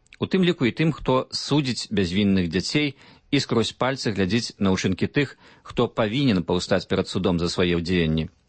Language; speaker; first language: Belarusian; native; Belarusian